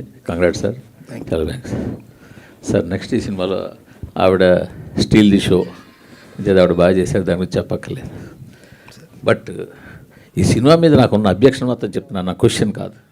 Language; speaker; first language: Telugu; native; Telugu